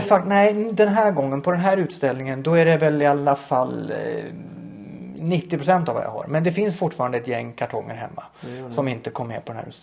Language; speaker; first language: Swedish; native; Swedish